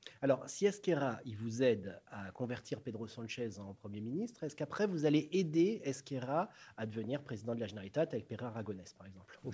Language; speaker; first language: French; native; French